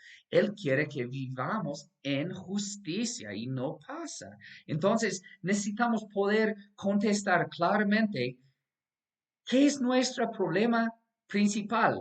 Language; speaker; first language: Spanish; non-native, fluent; English